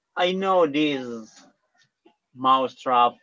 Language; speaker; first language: English; non-native, learner; Spanish